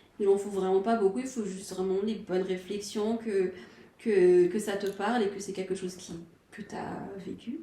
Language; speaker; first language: French; non-native, local second language; Malagasy